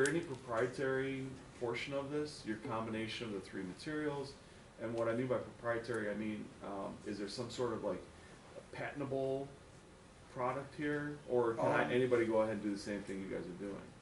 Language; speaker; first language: English; native; English